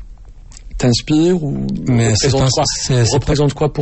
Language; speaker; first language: French; native; French